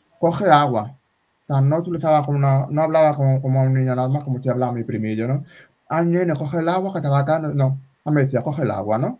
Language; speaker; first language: Spanish; native; Spanish